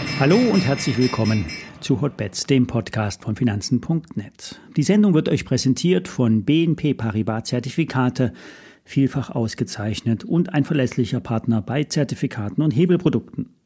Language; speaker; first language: German; native; German